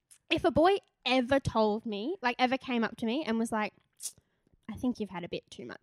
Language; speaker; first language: English; native; English